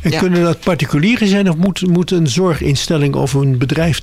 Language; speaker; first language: Dutch; native; Dutch